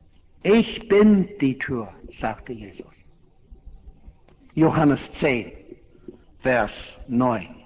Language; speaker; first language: German; non-native, fluent; English